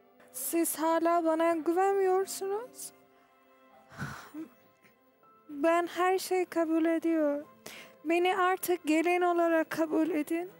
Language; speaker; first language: Turkish; non-native, learner; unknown